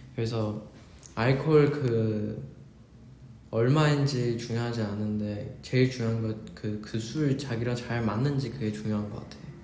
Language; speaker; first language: Korean; non-native, fluent; Chinese